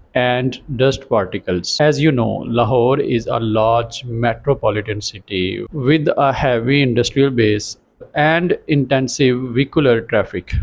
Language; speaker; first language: English; non-native, local second language; Urdu